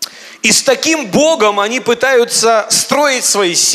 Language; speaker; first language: Polish; non-native, learner; Russian